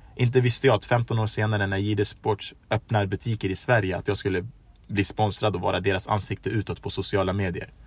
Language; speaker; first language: Swedish; early bilingual, other home language; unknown